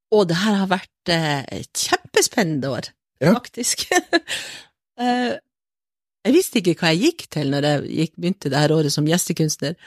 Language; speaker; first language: Norwegian; native; Norwegian